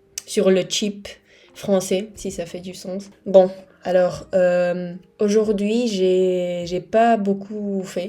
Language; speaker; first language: French; non-native, fluent; Spanish